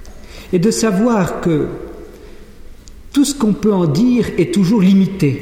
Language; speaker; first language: French; native; French